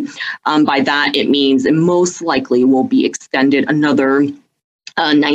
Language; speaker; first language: English; early bilingual, other home language; Cantonese